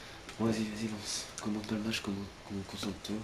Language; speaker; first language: French; native; French